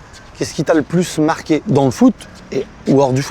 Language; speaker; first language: French; native; French